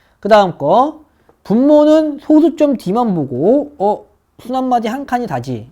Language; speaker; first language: Korean; native; Korean